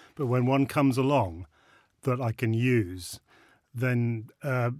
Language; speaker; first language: English; native; English